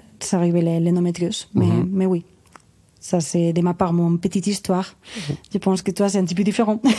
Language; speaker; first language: French; non-native, fluent; Spanish